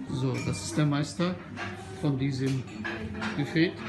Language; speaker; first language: German; non-native, learner; Turkish